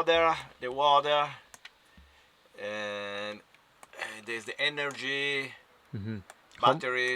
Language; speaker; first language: English; non-native, learner; German